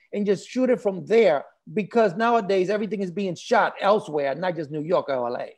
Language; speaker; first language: English; early bilingual, other home language; Spanish